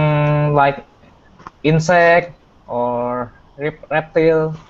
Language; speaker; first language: English; non-native, fluent; Indonesian